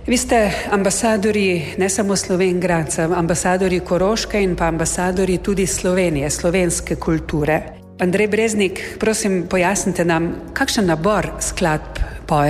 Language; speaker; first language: Slovenian; native; Slovenian